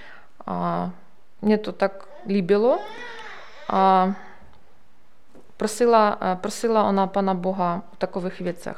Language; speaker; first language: Czech; non-native, learner; Ukrainian